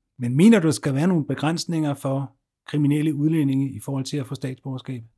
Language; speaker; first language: Danish; native; Danish